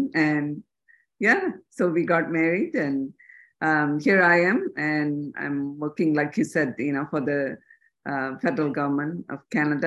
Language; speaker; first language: English; non-native, local second language; Tamil